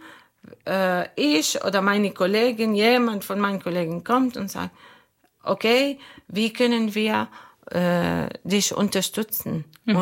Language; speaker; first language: German; non-native, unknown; Arabic